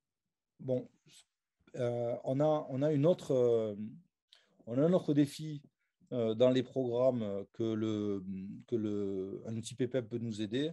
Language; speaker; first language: French; native; French